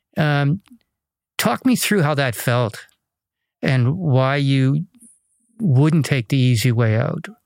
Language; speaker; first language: English; native; English